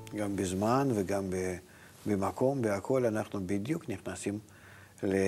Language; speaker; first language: Hebrew; non-native, fluent; Russian